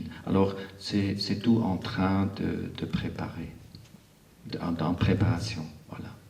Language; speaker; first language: French; non-native, local second language; Arabic